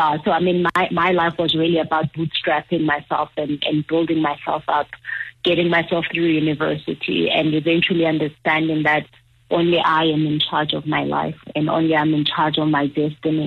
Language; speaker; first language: English; non-native, local second language; Xhosa